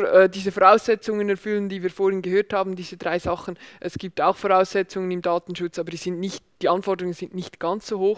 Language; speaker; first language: German; native; German